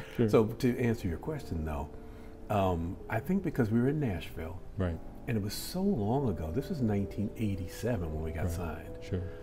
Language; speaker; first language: English; native; English